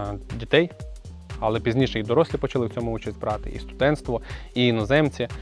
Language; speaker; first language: Ukrainian; native; Ukrainian